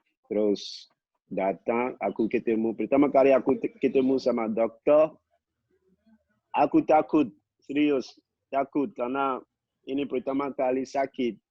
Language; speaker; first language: Indonesian; non-native, local second language; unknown